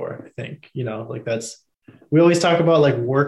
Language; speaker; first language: English; native; English